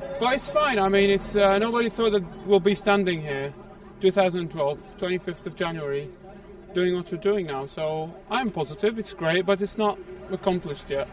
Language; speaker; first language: English; non-native, fluent; Arabic